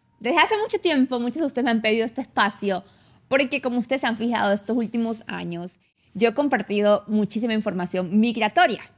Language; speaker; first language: Spanish; native; Spanish